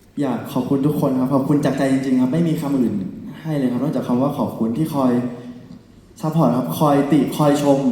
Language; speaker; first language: Thai; native; Thai